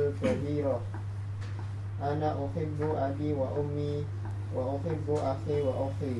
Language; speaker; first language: Arabic; non-native, learner; Indonesian